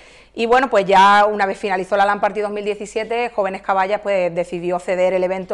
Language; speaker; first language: Spanish; native; Spanish